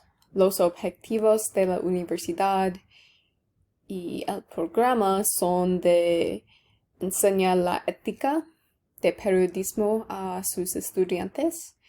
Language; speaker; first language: Spanish; non-native, learner; English